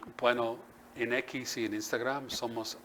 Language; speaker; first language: Spanish; non-native, fluent; English